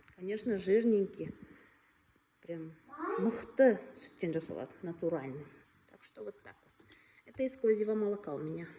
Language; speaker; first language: Russian; non-native, local second language; Kazakh